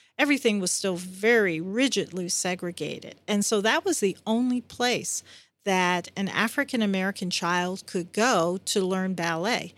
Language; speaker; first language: English; native; English